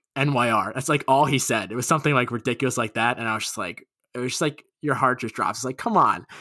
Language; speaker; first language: English; native; English